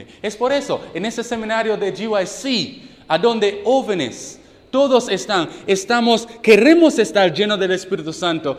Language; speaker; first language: Spanish; non-native, fluent; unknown